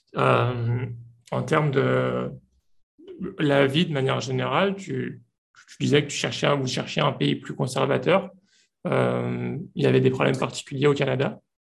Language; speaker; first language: French; native; French